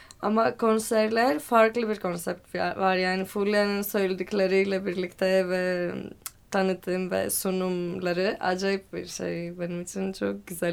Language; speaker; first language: Turkish; non-native, fluent; Greek